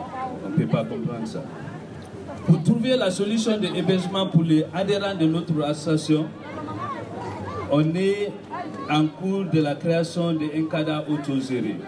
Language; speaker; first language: French; non-native, learner; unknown